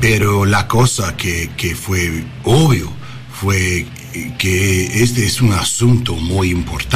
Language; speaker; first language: Spanish; non-native, learner; English